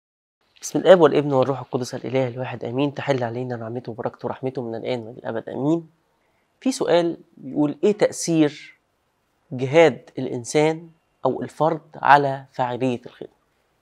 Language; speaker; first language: Arabic; native; Arabic